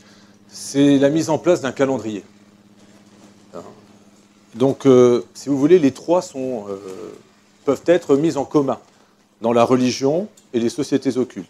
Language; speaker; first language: French; native; French